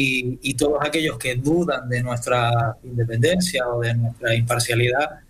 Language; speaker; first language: Spanish; native; Spanish